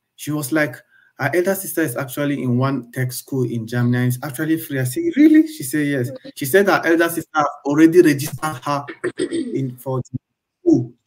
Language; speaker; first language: English; non-native, local second language; Igbo